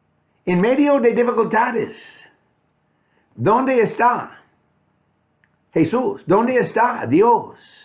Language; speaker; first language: Spanish; non-native, fluent; English